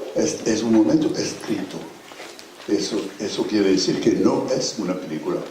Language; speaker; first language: Spanish; non-native, fluent; French